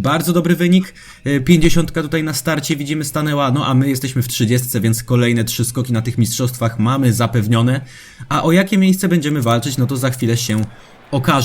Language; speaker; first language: Polish; native; Polish